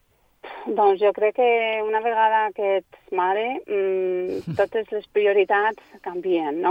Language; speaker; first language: Catalan; non-native, local second language; Spanish